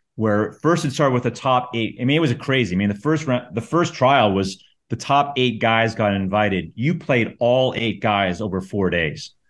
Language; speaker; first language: English; native; English